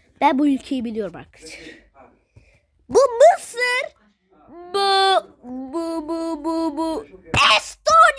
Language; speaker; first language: Turkish; early bilingual, other home language; Arabic